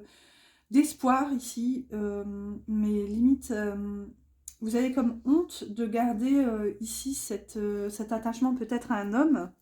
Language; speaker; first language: French; native; French